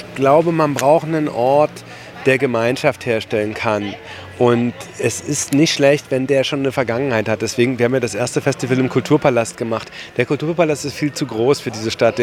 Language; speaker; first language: German; native; German